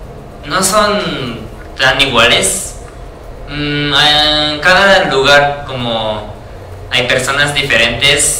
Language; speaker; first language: Spanish; non-native, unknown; Japanese